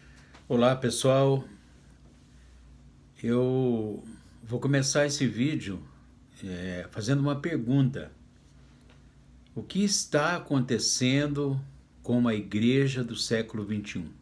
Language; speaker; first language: Portuguese; native; Portuguese